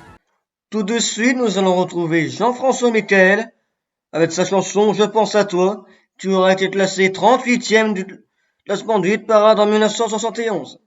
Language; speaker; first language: French; native; French